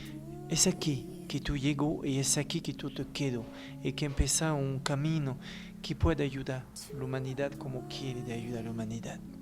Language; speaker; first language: Spanish; non-native, learner; French